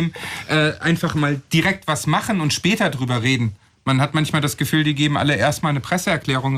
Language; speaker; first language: German; native; German